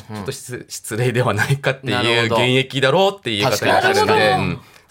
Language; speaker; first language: Japanese; non-native, fluent; Korean